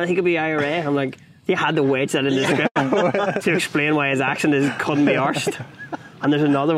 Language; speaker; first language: English; native; English